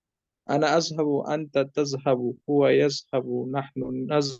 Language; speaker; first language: Arabic; non-native, learner; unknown